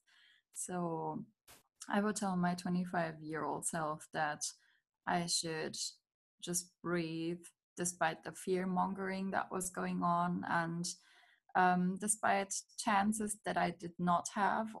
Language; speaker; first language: English; non-native, fluent; German